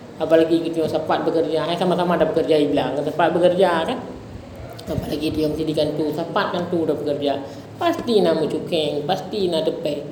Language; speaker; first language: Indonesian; non-native, local second language; Achinese